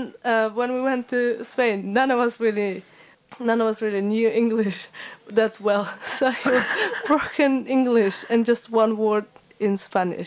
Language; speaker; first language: English; non-native, fluent; Uzbek